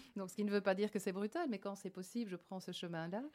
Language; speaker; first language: French; native; French